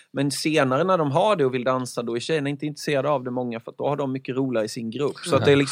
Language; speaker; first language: Swedish; native; Swedish